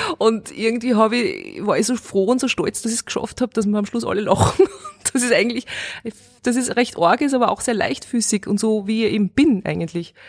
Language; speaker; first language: German; early bilingual, other home language; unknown